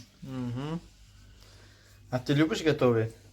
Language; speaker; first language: Russian; non-native, fluent; Tajik